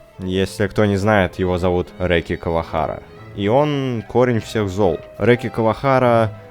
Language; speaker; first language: Russian; native; Russian